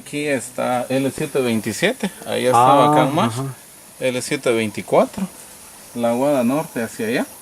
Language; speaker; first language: Spanish; native; Spanish